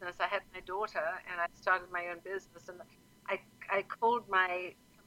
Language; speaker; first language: English; native; English